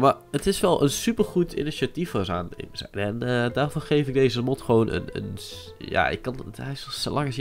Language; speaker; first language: Dutch; native; Dutch